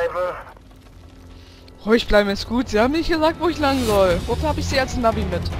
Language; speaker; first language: German; native; German